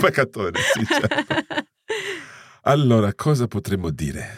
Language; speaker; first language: Italian; non-native, fluent; English